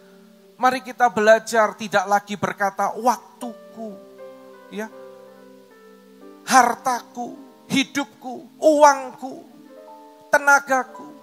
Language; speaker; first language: Indonesian; native; Indonesian